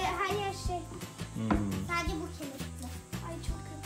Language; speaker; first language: Turkish; early bilingual, heritage; Turkish